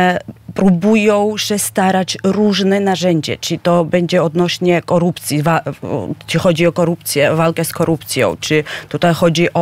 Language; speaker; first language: Polish; non-native, fluent; Georgian